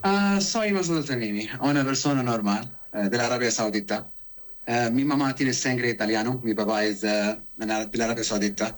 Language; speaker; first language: Spanish; non-native, learner; Arabic